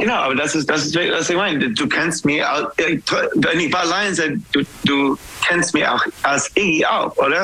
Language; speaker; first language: German; non-native, fluent; English